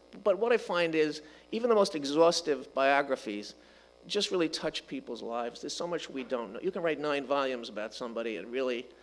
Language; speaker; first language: English; native; English